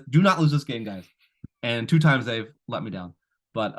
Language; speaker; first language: English; native; English